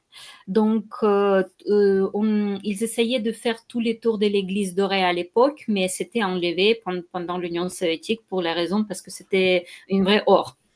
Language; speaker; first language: French; non-native, fluent; Ukrainian